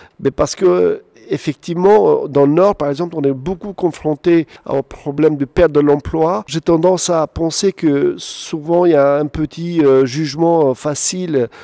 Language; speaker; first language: French; non-native, fluent; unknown